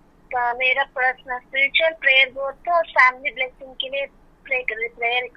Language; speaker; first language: Hindi; non-native, local second language; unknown